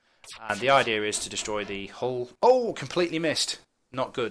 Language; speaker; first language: English; native; English